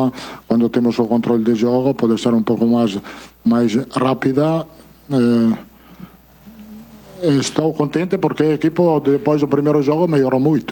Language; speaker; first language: Portuguese; non-native, fluent; Italian